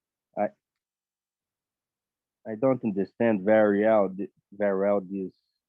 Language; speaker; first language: English; non-native, learner; Portuguese